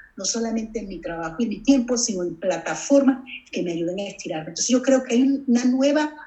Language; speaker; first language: Spanish; native; Spanish